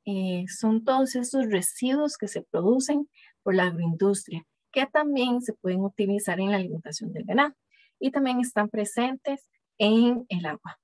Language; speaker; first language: Spanish; native; Spanish